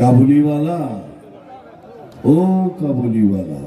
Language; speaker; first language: Hindi; non-native, local second language; Bangla